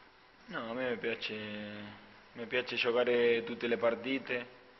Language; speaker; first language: Italian; non-native, fluent; Spanish